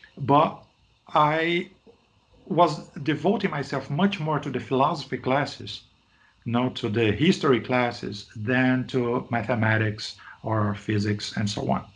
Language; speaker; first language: English; non-native, fluent; Portuguese